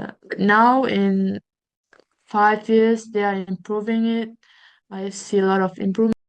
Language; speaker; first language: English; non-native, fluent; Uzbek